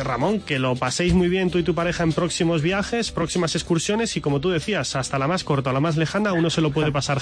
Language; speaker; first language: Spanish; native; Spanish